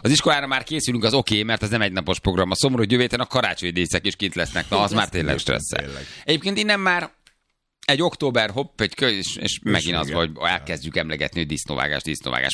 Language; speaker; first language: Hungarian; native; Hungarian